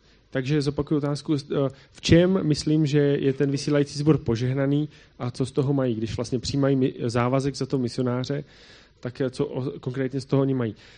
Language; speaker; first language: Czech; native; Czech